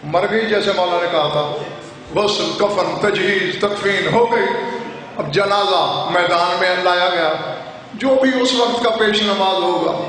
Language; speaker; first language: Urdu; non-native, local second language; Saraiki